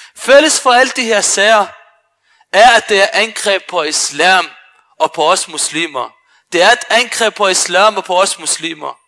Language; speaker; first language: Danish; early bilingual, other home language; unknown